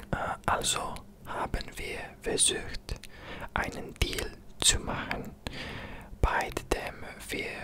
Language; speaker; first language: German; non-native, learner; English